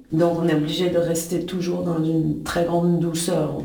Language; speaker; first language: French; native; French